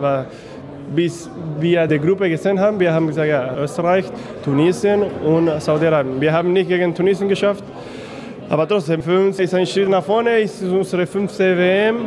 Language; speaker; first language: German; non-native, fluent; Spanish